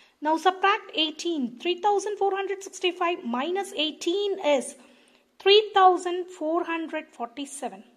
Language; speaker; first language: English; non-native, local second language; Tamil